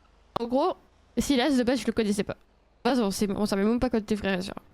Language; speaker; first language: French; native; French